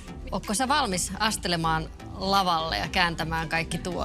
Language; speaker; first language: Finnish; native; Finnish